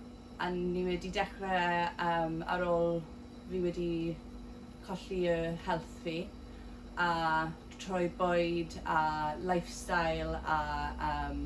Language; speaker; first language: Welsh; non-native, local second language; English